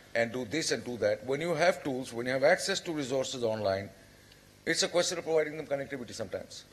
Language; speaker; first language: English; non-native, local second language; Bangla